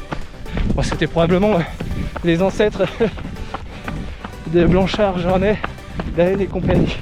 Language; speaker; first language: French; native; French